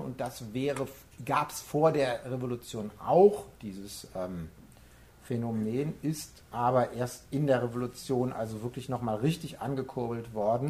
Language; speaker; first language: German; native; German